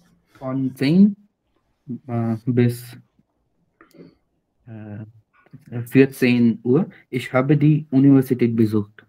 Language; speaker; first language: German; non-native, learner; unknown